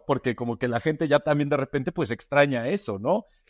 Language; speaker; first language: Spanish; native; Spanish